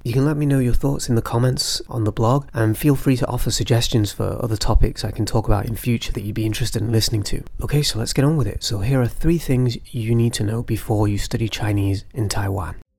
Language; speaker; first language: English; native; English